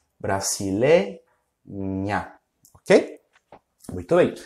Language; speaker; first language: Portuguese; non-native, fluent; Spanish